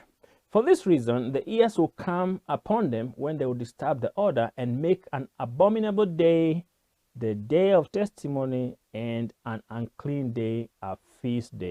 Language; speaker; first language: English; non-native, local second language; Kikuyu